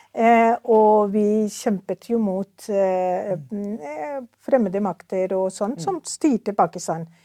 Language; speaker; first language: Norwegian; non-native, fluent; Urdu